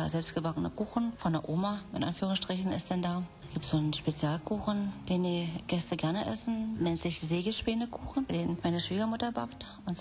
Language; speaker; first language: German; native; German